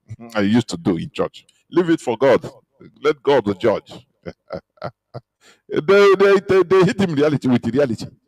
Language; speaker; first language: English; non-native, local second language; Igbo